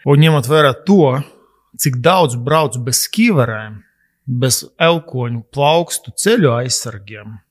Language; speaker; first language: Latvian; native; Latvian